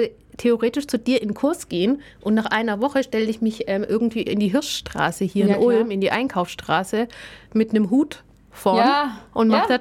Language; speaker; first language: German; native; German